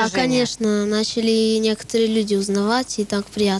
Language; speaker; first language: Russian; native; Russian